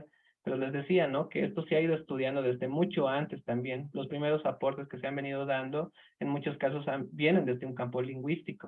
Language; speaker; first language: Spanish; native; Spanish